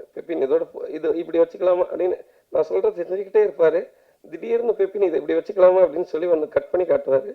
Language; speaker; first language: Tamil; native; Tamil